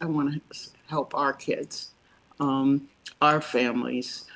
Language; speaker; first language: English; native; English